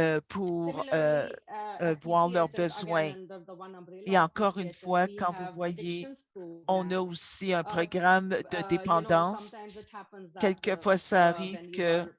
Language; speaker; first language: French; non-native, fluent; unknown